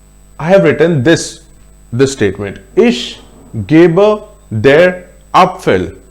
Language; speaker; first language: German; non-native, fluent; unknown